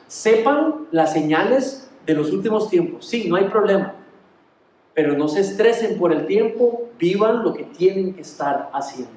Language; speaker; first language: Spanish; native; Spanish